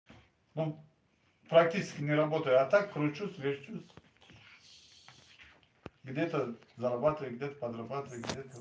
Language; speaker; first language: Russian; non-native, local second language; Tajik